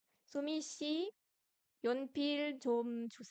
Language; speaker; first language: Korean; non-native, fluent; French